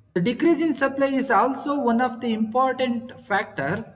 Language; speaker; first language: English; non-native, local second language; Kannada